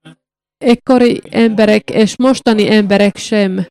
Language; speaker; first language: Hungarian; non-native, learner; Finnish